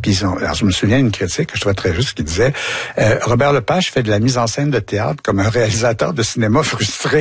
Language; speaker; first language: French; native; French